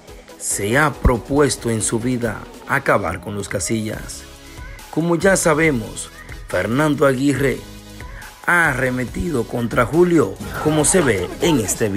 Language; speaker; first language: Spanish; native; Spanish